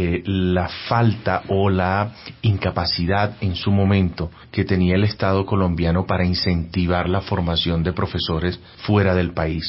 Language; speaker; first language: Spanish; native; Spanish